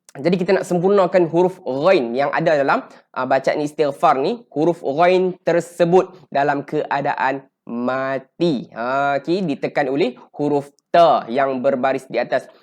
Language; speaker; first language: Malay; native; Malay